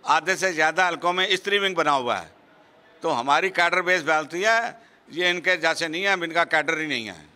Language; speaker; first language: Hindi; non-native, local second language; Punjabi